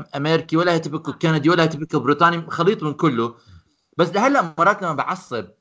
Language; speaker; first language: Arabic; native; Arabic